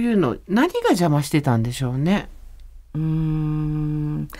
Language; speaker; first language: Japanese; native; Japanese